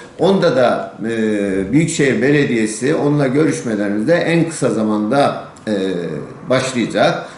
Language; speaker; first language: Turkish; native; Turkish